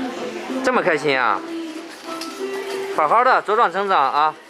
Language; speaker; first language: Chinese; native; Chinese